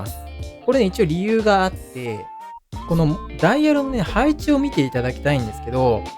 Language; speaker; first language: Japanese; native; Japanese